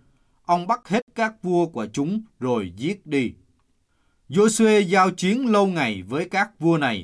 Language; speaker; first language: Vietnamese; native; Vietnamese